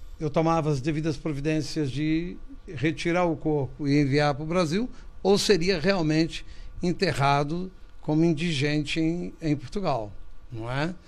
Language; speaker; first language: Portuguese; native; Portuguese